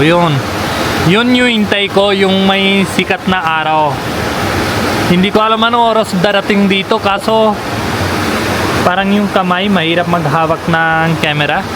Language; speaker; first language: Filipino; non-native, learner; Punjabi